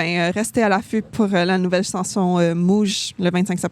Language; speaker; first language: French; native; French